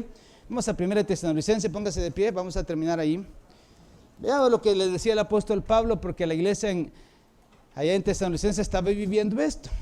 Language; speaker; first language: Spanish; native; Spanish